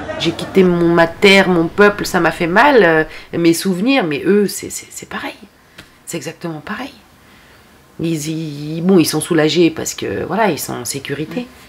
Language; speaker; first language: French; non-native, fluent; Persian